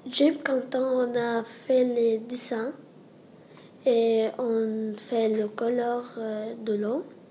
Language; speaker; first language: French; non-native, learner; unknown